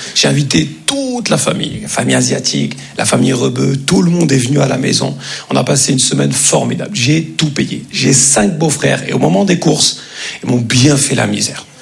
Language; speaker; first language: French; early bilingual, other home language; Arabic